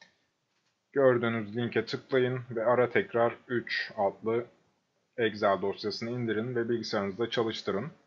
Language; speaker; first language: Turkish; native; Turkish